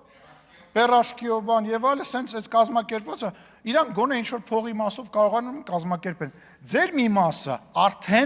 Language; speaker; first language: Armenian; native; Armenian